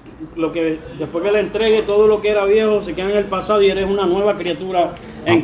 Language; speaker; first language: Spanish; native; Spanish